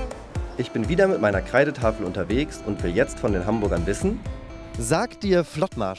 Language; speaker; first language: German; native; German